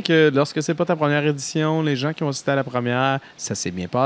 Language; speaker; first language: French; native; French